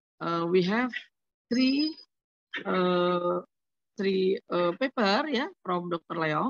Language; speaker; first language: English; non-native, learner; Indonesian